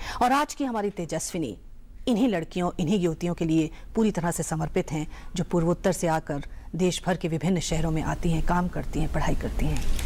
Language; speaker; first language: Hindi; native; Hindi